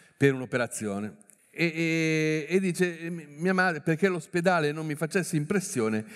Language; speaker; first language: Italian; native; Italian